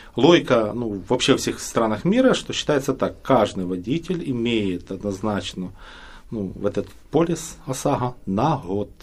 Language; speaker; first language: Russian; native; Russian